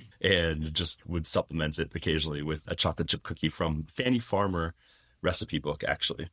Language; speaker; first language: English; native; English